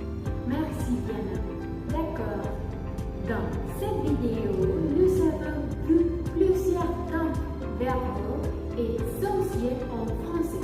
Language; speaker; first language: French; non-native, learner; Spanish